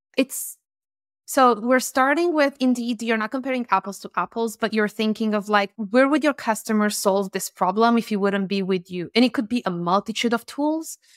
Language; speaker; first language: English; non-native, fluent; Romanian